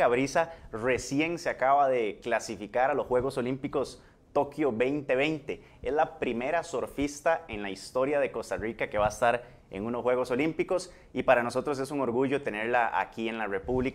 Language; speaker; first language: Spanish; native; Spanish